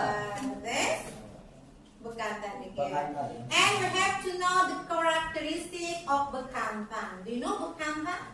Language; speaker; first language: English; non-native, learner; Indonesian